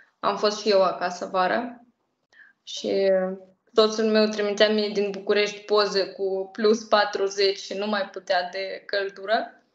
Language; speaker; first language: Romanian; non-native, fluent; Russian